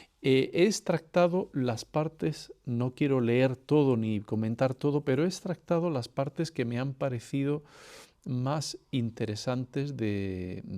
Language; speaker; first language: Spanish; native; Spanish